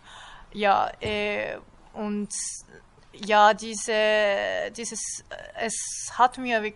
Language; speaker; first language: German; non-native, fluent; Japanese